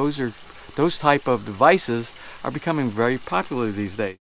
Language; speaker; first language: English; native; English